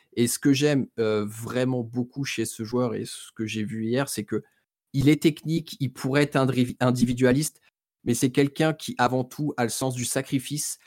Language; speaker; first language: French; native; French